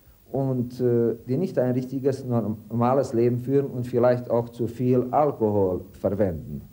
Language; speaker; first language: German; non-native, fluent; Romanian